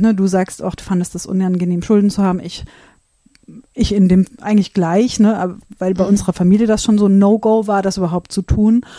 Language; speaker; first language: German; native; German